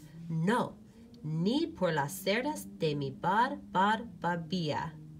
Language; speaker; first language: Spanish; non-native, learner; English